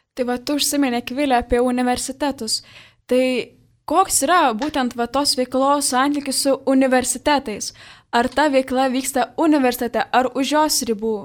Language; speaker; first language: Lithuanian; native; Lithuanian